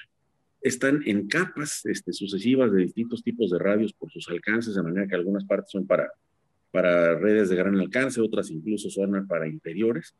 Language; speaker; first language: Spanish; native; Spanish